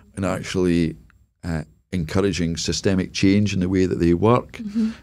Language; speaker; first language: English; native; English